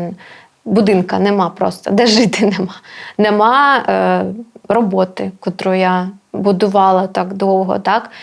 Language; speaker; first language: Ukrainian; non-native, local second language; Russian